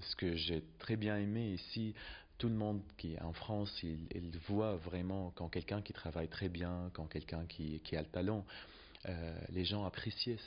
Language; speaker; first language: French; non-native, learner; Arabic